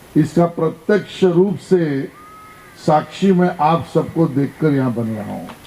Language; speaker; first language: Hindi; non-native, local second language; Marathi